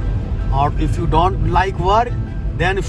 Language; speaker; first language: English; non-native, local second language; Hindi